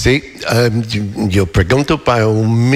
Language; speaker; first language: Spanish; non-native, fluent; English